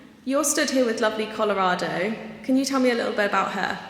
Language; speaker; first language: English; native; English